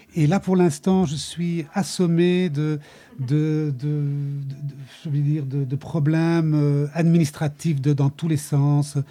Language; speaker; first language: French; native; French